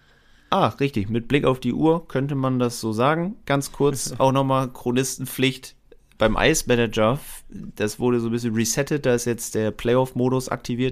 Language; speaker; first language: German; native; German